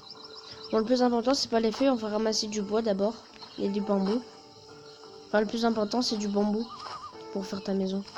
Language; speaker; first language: French; native; French